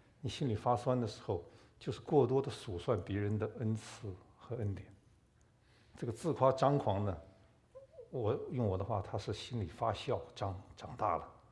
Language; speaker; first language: Chinese; native; Chinese